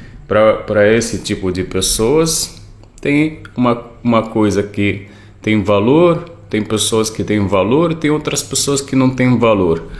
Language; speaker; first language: Portuguese; non-native, fluent; Arabic